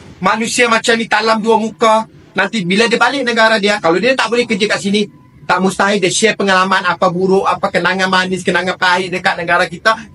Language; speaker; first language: Malay; native; Malay